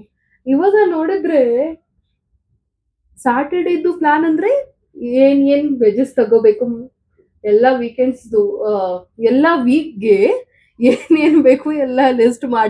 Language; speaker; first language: Kannada; non-native, learner; Marathi